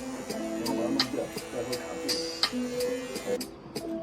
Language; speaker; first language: Chinese; native; Chinese